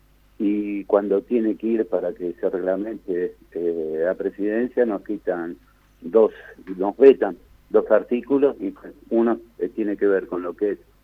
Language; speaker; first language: Spanish; native; Spanish